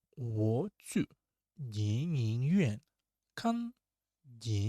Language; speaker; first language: Chinese; non-native, learner; Russian